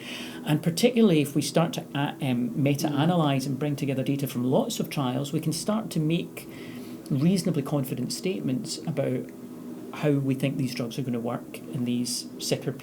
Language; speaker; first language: English; native; English